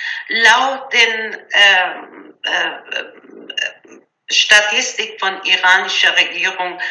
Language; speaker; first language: German; non-native, learner; Persian